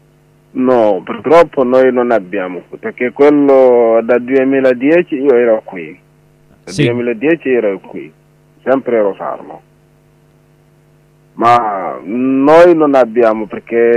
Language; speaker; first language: Italian; non-native, learner; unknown